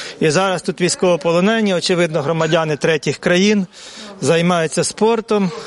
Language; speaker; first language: Ukrainian; native; Ukrainian